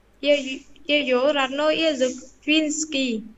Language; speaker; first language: Russian; non-native, learner; Vietnamese